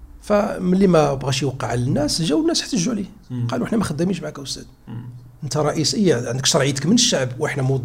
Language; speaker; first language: Arabic; native; Arabic